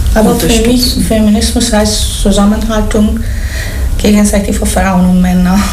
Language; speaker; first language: German; non-native, learner; Persian